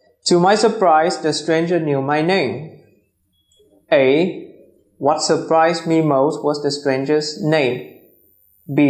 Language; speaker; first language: English; non-native, fluent; Vietnamese